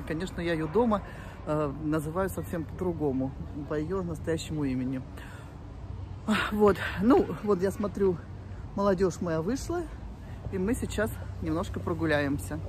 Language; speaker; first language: Russian; native; Russian